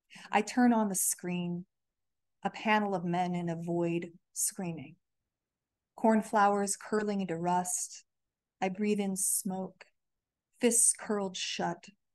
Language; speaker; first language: English; native; English